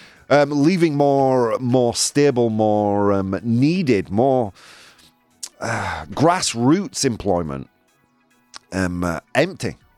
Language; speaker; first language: English; native; English